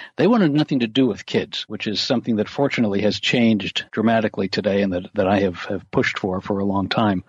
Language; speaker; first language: English; native; English